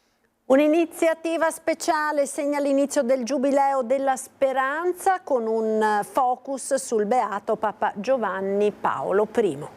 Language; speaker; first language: Italian; native; Italian